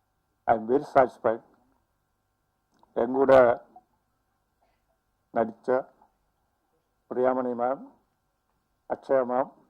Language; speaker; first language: Tamil; non-native, fluent; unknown